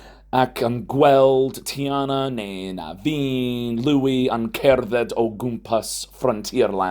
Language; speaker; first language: Welsh; non-native, fluent; English